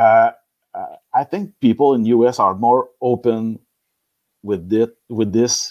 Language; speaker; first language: English; non-native, learner; French